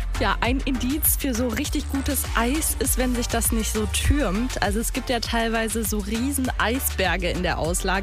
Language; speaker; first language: German; native; German